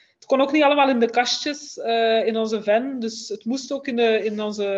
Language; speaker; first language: Dutch; native; Dutch